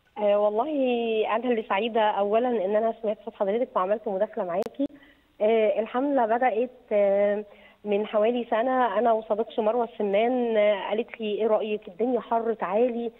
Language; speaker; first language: Egyptian Arabic; native; Egyptian Arabic